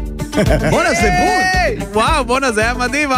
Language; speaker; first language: Hebrew; native; Hebrew